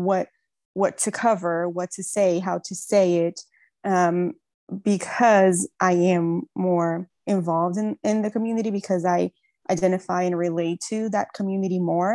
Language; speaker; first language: English; non-native, fluent; Portuguese